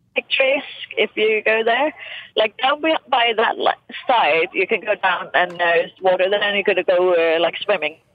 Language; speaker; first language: English; non-native, fluent; Danish